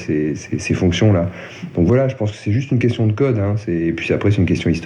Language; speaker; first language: French; native; French